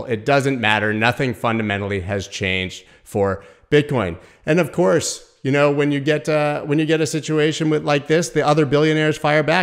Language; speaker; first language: English; native; English